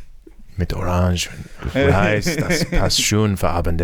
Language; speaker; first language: German; non-native, learner; English